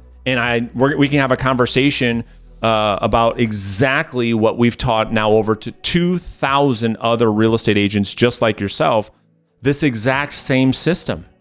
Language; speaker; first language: English; native; English